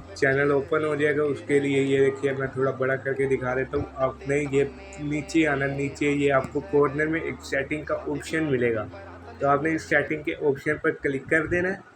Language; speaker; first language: Urdu; non-native, local second language; Punjabi